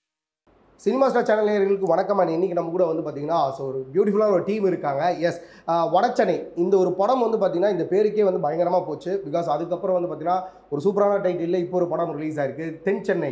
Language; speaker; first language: Tamil; native; Tamil